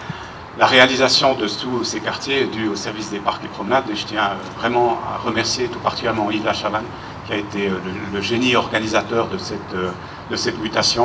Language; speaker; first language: French; native; French